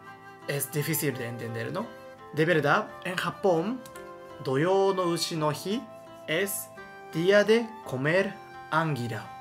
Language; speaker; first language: Spanish; non-native, learner; Japanese